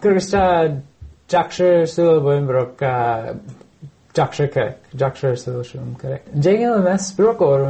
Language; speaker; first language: Kyrgyz; non-native, learner; English